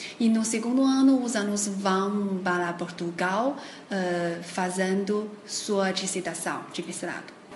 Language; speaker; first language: Portuguese; non-native, fluent; Chinese